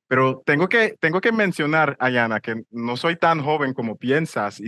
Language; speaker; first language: Spanish; non-native, fluent; English